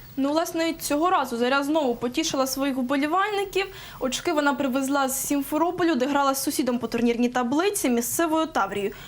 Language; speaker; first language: Ukrainian; non-native, local second language; Russian